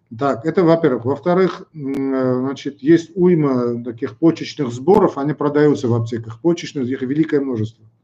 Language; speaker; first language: Russian; non-native, local second language; Armenian